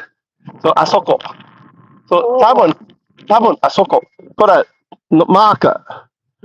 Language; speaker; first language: Japanese; non-native, learner; English